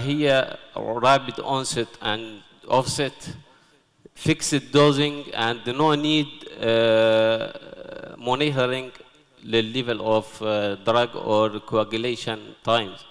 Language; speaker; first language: Arabic; native; Arabic